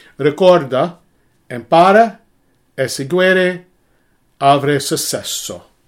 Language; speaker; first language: Italian; non-native, learner; English